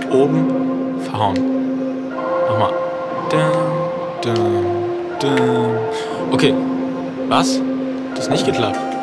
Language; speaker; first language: German; native; German